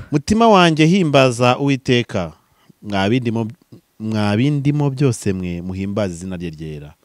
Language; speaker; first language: Kinyarwanda; native; Kinyarwanda